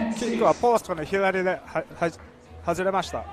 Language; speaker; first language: Japanese; non-native, learner; English